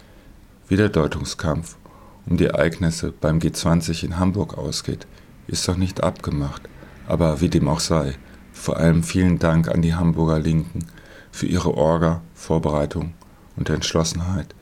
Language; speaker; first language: German; native; German